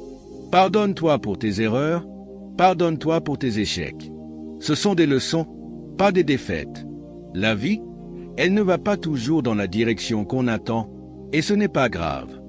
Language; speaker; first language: French; native; French